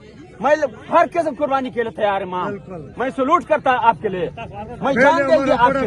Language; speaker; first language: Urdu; non-native, local second language; Pashto